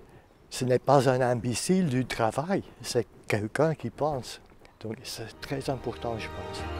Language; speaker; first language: French; non-native, fluent; Dutch